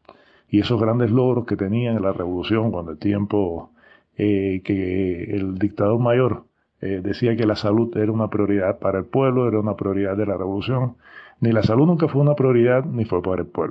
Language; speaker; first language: Spanish; native; Spanish